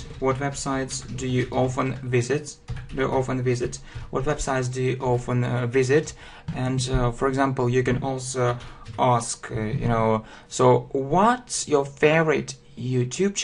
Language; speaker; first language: English; non-native, fluent; Russian